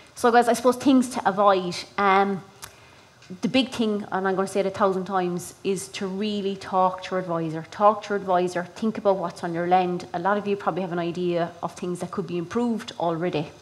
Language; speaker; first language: English; native; English